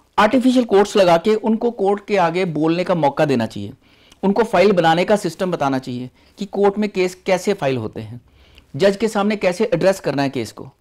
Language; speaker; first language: Hindi; non-native, local second language; Punjabi